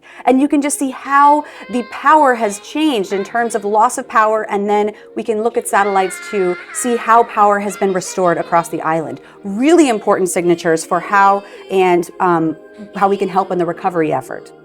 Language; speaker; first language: English; native; English